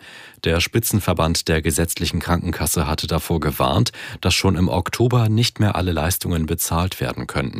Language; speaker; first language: German; native; German